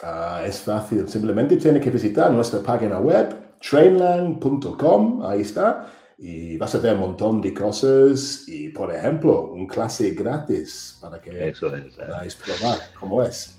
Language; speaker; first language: Spanish; non-native, fluent; English